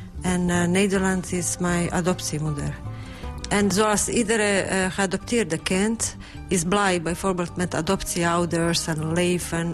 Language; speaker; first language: Dutch; non-native, fluent; Bosnian